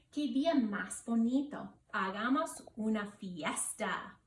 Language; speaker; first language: Spanish; non-native, fluent; English